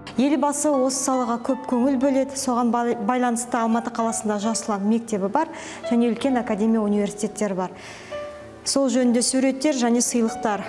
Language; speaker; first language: Kazakh; native; Kazakh